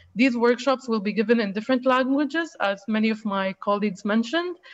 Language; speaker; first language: English; non-native, fluent; Arabic